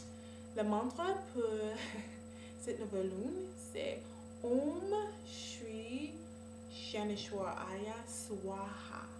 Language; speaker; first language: French; non-native, learner; English